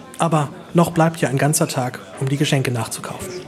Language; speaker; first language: German; native; German